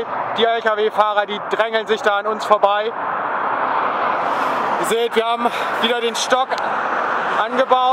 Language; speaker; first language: German; native; German